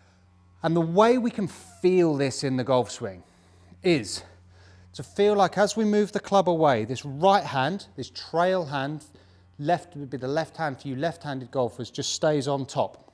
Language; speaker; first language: English; native; English